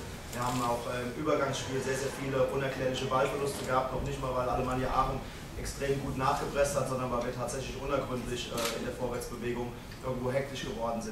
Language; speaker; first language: German; native; German